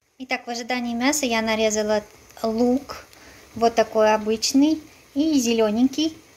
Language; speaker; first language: Russian; native; Russian